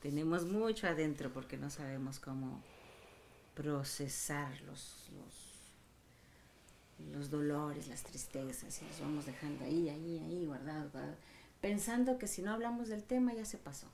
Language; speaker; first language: Spanish; native; Spanish